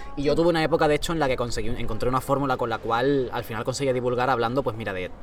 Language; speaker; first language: Spanish; native; Spanish